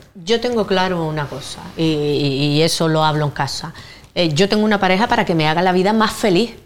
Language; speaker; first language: Spanish; native; Spanish